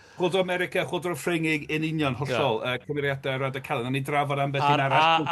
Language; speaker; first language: Welsh; native; Welsh